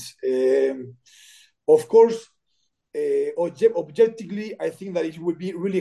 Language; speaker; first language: English; non-native, fluent; Spanish